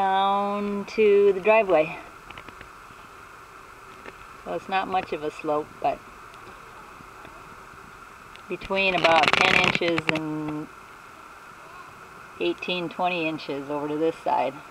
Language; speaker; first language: English; native; English